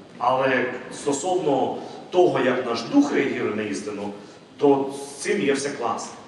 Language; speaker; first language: Ukrainian; non-native, local second language; Russian